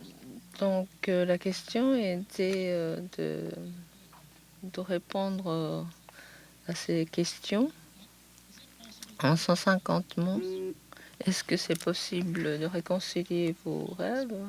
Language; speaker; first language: French; non-native, fluent; Japanese